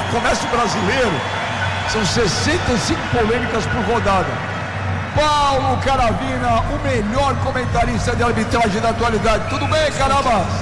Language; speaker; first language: Portuguese; native; Portuguese